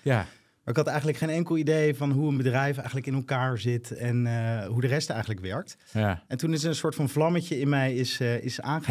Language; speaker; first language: Dutch; native; Dutch